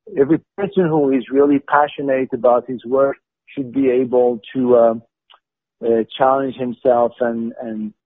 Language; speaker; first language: English; non-native, fluent; Arabic